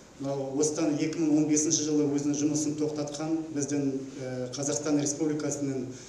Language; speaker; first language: Kazakh; native; Kazakh